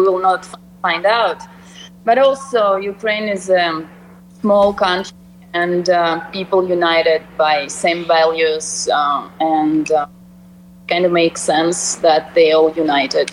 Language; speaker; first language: English; non-native, fluent; Russian